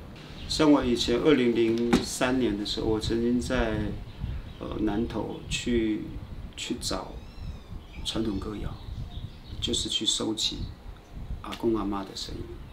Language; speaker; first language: Chinese; native; Chinese